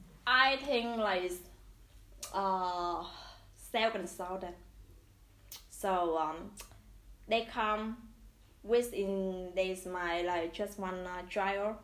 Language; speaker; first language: English; non-native, learner; Vietnamese